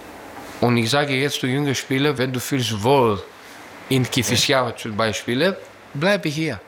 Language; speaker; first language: German; non-native, learner; Greek